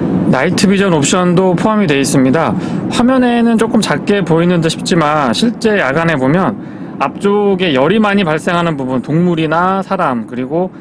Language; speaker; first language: Korean; native; Korean